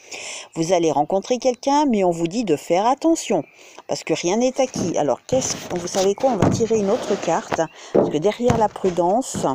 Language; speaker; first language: French; native; French